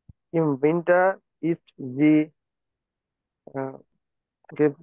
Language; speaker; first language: German; non-native, learner; Bangla